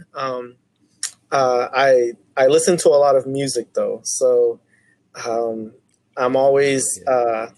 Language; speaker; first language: English; native; English